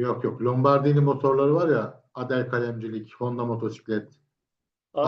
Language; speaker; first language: Turkish; native; Turkish